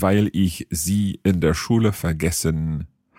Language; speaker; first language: German; non-native, fluent; English